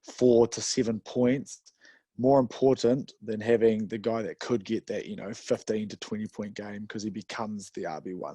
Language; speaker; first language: English; native; English